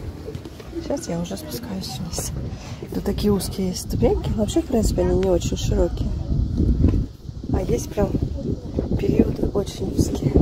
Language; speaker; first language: Russian; native; Russian